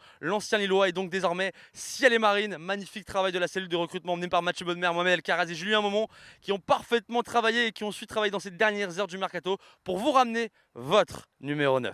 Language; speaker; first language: French; native; French